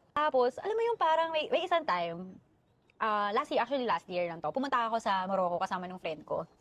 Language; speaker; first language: Filipino; native; Filipino